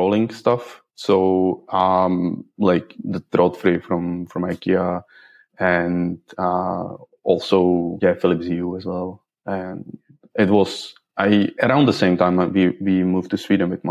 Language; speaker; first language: English; non-native, fluent; Czech